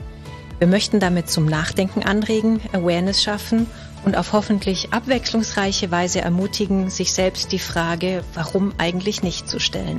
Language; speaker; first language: German; native; German